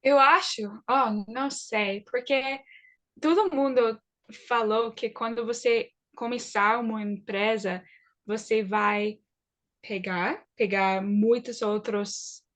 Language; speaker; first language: Portuguese; early bilingual, other home language; English